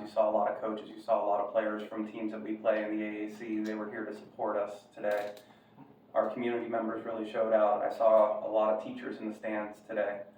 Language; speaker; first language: English; native; English